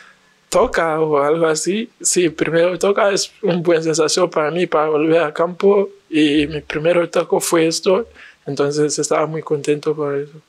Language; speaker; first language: Spanish; non-native, learner; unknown